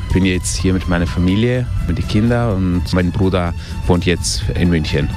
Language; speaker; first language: German; early bilingual, heritage; Italian